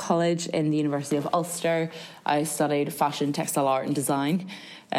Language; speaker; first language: English; native; English